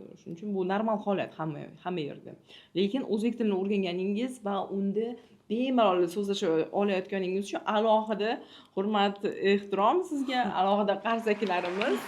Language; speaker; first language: Uzbek; native; Uzbek